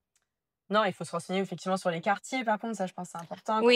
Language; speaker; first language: French; native; French